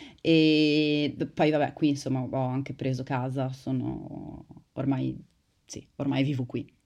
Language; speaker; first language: Italian; native; Italian